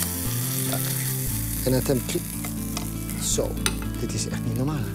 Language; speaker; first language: Dutch; non-native, fluent; French